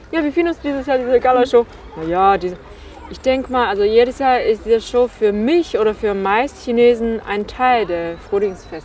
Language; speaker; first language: German; non-native, learner; Chinese